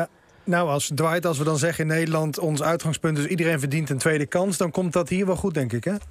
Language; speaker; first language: Dutch; native; Dutch